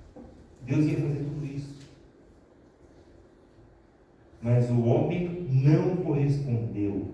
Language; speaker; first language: Portuguese; native; Portuguese